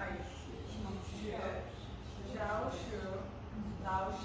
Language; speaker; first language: Chinese; non-native, fluent; Filipino